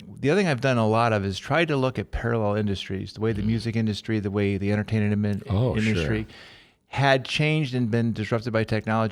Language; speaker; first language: English; native; English